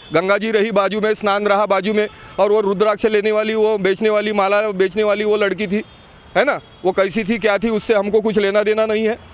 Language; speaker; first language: Hindi; non-native, local second language; Marathi